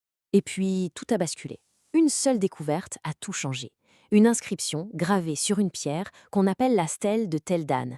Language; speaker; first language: French; native; French